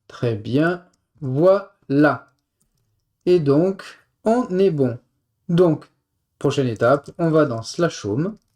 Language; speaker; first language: French; native; French